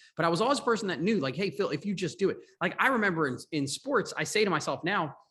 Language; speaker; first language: English; native; English